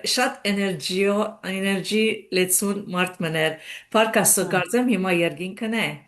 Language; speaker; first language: Armenian; native; Armenian